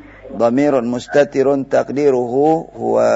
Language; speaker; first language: Arabic; non-native, fluent; Indonesian